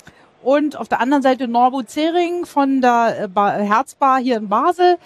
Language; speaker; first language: German; native; German